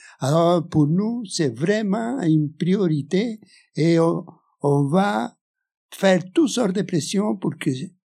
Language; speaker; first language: French; non-native, fluent; Spanish